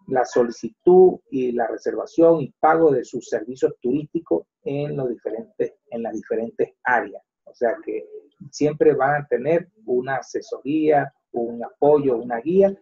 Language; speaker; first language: Spanish; native; Spanish